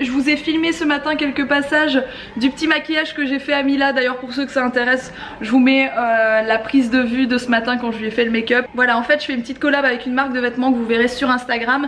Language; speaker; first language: French; native; French